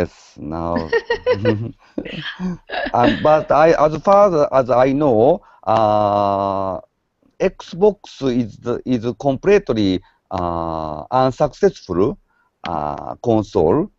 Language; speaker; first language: English; non-native, learner; Japanese